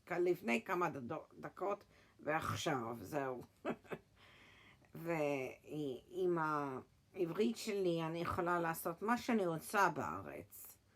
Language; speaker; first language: Hebrew; early bilingual, heritage; English